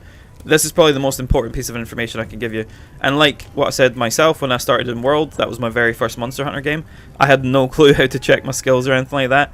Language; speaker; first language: English; native; English